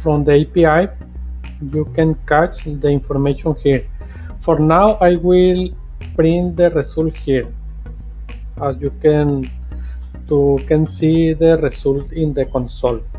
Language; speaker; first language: English; non-native, fluent; Spanish